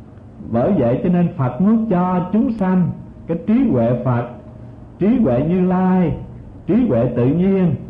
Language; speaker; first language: Vietnamese; native; Vietnamese